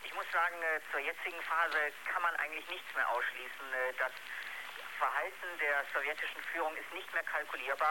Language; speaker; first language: German; native; German